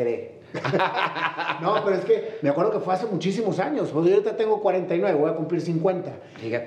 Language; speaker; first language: Spanish; native; Spanish